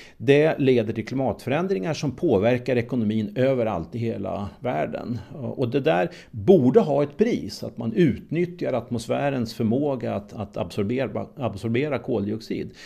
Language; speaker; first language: Swedish; native; Swedish